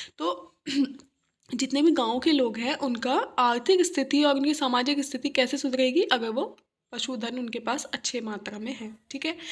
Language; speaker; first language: Hindi; native; Hindi